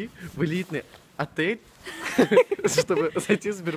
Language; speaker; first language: Russian; native; Russian